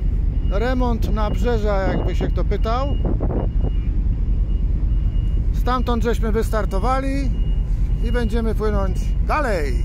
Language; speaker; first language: Polish; native; Polish